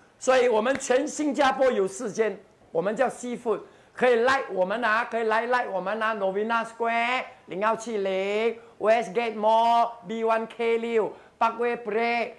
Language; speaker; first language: Chinese; native; Chinese